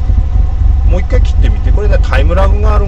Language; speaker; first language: Japanese; native; Japanese